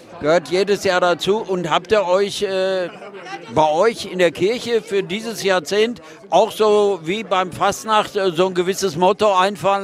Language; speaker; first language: German; native; German